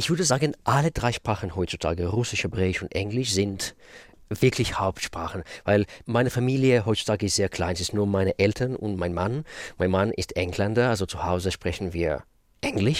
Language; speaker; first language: German; non-native, fluent; Russian